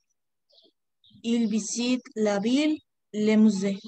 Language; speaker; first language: French; non-native, learner; Spanish